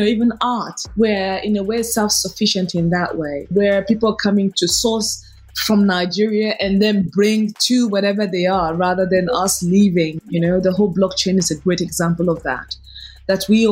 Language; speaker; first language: English; non-native, local second language; Igbo